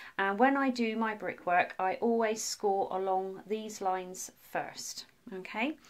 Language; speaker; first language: English; native; English